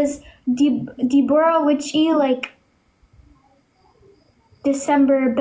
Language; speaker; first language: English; non-native, learner; Amharic